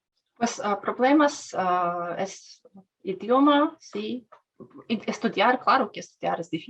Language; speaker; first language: Spanish; non-native, learner; Russian